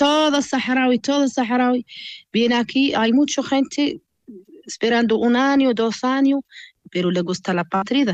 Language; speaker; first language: Spanish; non-native, learner; Arabic